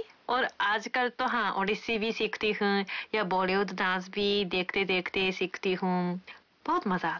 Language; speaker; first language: Hindi; non-native, fluent; Japanese